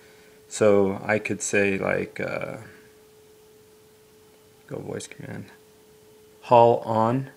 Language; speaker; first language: English; native; English